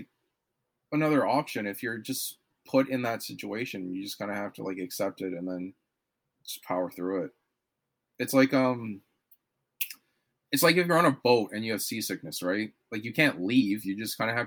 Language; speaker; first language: English; native; English